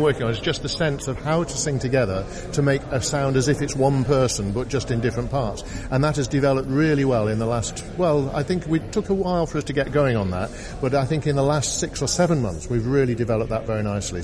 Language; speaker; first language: English; native; English